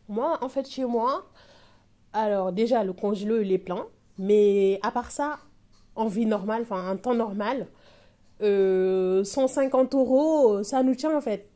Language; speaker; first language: French; non-native, local second language; Wolof